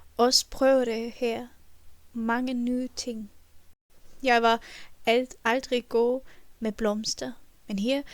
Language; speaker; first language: Danish; non-native, learner; German